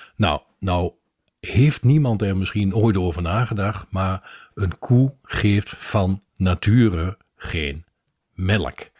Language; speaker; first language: Dutch; native; Dutch